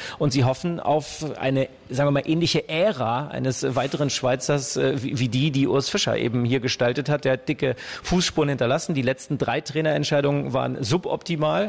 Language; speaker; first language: German; native; German